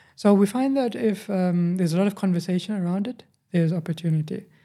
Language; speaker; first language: English; native; English